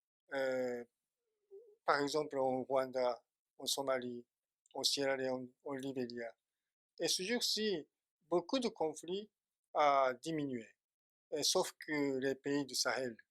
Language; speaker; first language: French; non-native, fluent; Japanese